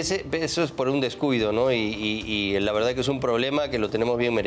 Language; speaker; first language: Spanish; native; Spanish